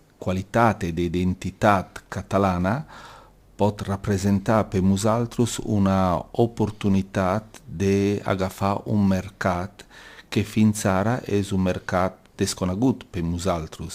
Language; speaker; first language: Catalan; non-native, local second language; Italian